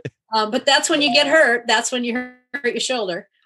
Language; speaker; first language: English; native; English